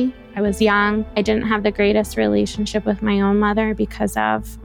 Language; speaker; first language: English; native; English